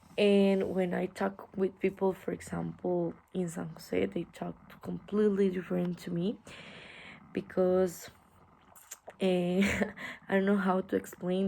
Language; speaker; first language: English; non-native, learner; Spanish